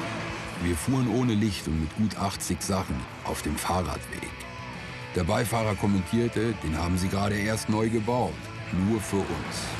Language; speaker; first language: German; native; German